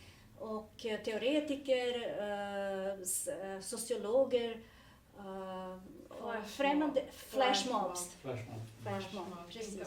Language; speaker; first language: Swedish; non-native, fluent; Serbian